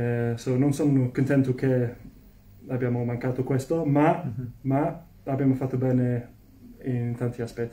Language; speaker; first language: Italian; non-native, fluent; Spanish